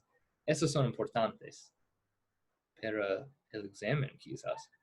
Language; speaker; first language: Spanish; non-native, fluent; English